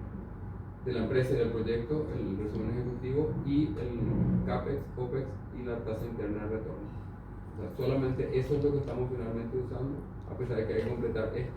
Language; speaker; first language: Spanish; native; Spanish